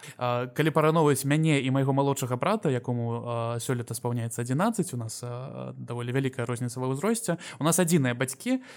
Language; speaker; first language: Belarusian; non-native, local second language; Russian